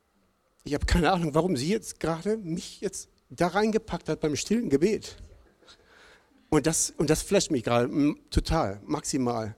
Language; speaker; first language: German; native; German